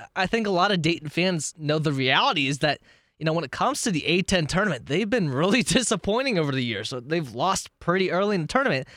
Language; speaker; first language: English; native; English